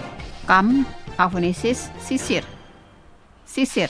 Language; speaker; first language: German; non-native, fluent; Indonesian